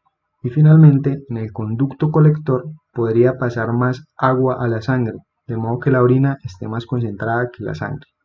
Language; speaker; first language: Spanish; native; Spanish